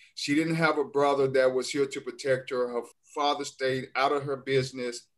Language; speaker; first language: English; native; English